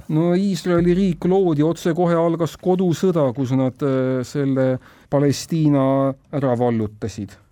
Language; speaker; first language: Estonian; native; Estonian